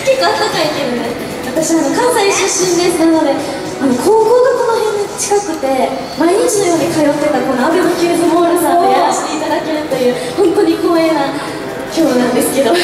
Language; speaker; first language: Japanese; native; Japanese